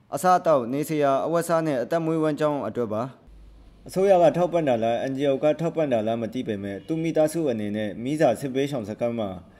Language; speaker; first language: Burmese; non-native, local second language; Hakha Chin